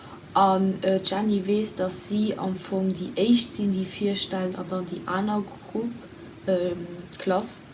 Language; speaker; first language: German; non-native, local second language; Luxembourgish